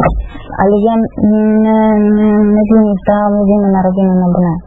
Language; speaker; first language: Czech; non-native, fluent; Russian